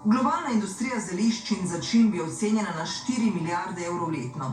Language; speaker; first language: Slovenian; native; Slovenian